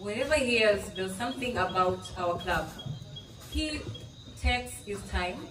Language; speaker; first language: English; non-native, local second language; Swahili